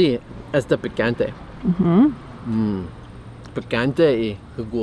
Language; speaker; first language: Spanish; non-native, learner; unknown